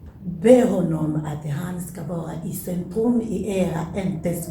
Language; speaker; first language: Swedish; non-native, learner; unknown